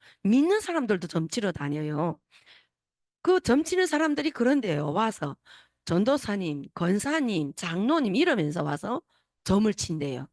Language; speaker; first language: Korean; native; Korean